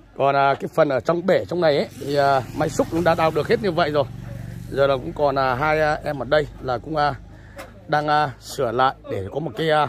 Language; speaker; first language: Vietnamese; non-native, local second language; Hmong